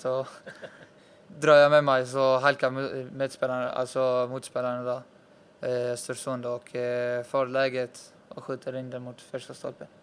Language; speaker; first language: Swedish; early bilingual, other home language; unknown